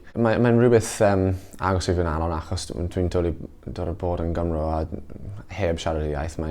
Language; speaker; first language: Welsh; non-native, local second language; English